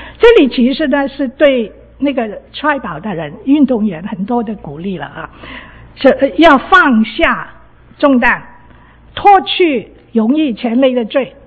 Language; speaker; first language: Chinese; non-native, local second language; Cantonese